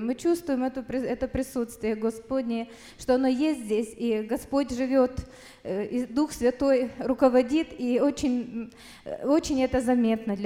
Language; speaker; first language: Russian; native; Russian